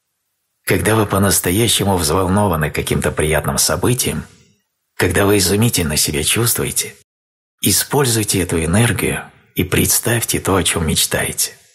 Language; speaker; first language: Russian; native; Russian